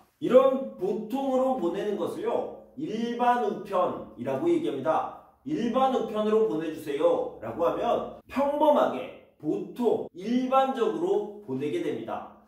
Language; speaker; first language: Korean; native; Korean